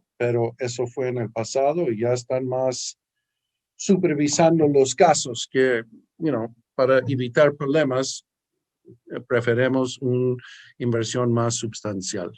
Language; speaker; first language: Spanish; early bilingual, heritage; English